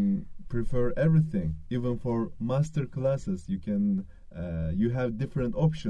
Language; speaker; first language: English; non-native, learner; Lithuanian